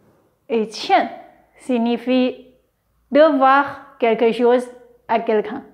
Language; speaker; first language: French; non-native, fluent; Chinese